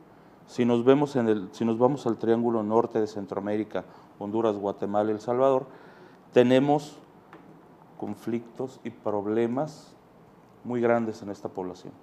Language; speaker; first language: Spanish; native; Spanish